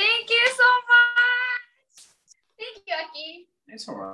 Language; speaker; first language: English; non-native, learner; Japanese